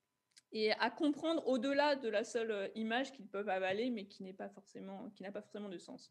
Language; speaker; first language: French; native; French